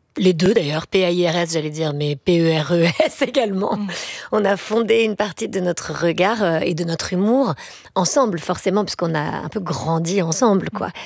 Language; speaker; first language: French; native; French